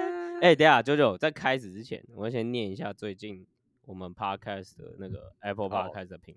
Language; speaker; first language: Chinese; native; Chinese